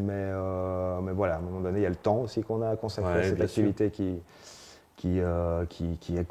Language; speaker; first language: French; native; French